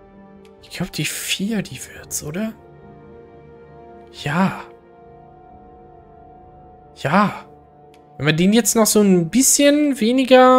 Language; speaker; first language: German; native; German